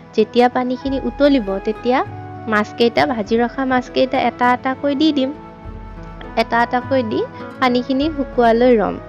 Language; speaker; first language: Assamese; native; Assamese